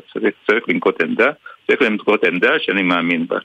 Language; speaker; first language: Hebrew; early bilingual, other home language; Hungarian